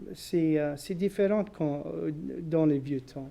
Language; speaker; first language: French; non-native, local second language; English